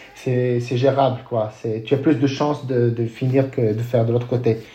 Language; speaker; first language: French; non-native, local second language; Arabic